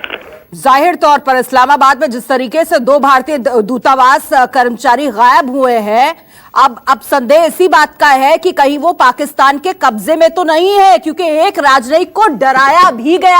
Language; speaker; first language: Hindi; native; Hindi